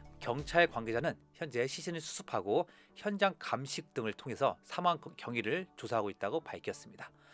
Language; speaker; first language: Korean; native; Korean